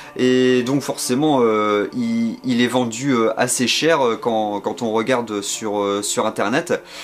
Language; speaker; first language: French; native; French